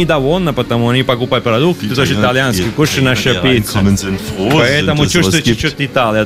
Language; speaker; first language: Russian; non-native, learner; Italian